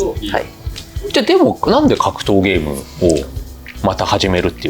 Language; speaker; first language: Japanese; native; Japanese